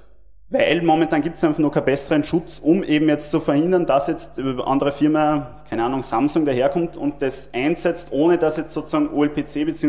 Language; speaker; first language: German; native; German